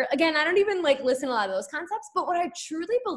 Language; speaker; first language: English; native; English